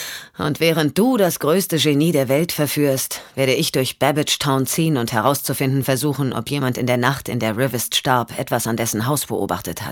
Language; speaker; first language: German; native; German